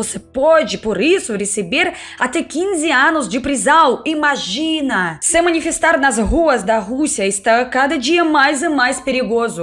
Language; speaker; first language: Portuguese; non-native, fluent; Russian